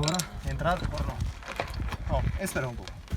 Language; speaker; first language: Spanish; non-native, learner; Romanian